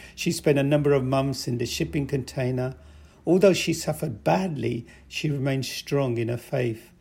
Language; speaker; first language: English; native; English